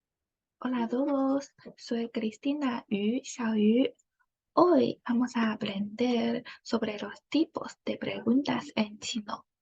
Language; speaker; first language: Spanish; non-native, fluent; Chinese